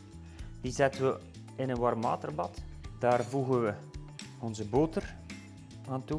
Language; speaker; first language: Dutch; native; Dutch